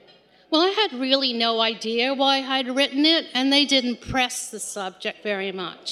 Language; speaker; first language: English; native; English